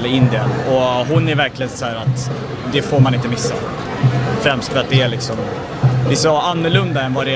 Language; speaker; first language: Swedish; native; Swedish